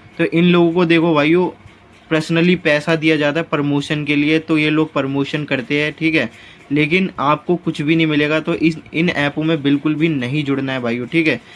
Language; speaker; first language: Hindi; native; Hindi